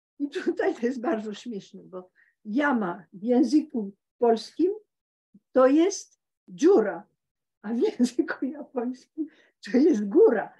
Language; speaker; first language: Polish; early bilingual, heritage; Polish